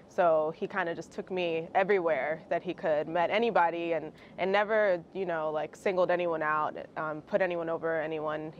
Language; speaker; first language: English; early bilingual, other home language; Russian